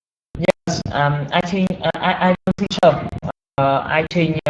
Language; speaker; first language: English; non-native, learner; Vietnamese